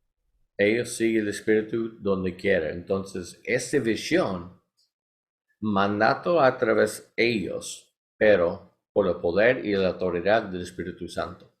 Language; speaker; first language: Spanish; non-native, learner; English